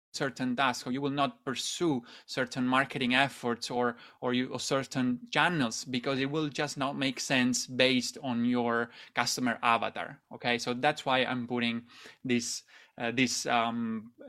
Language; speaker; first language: English; non-native, fluent; Italian